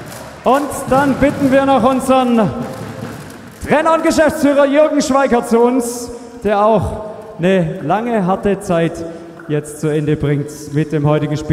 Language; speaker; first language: German; native; German